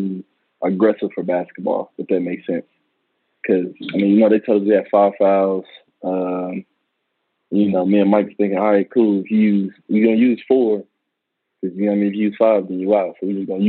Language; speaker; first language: English; native; English